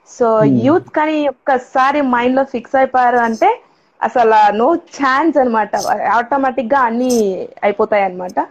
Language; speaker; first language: Telugu; non-native, local second language; Tamil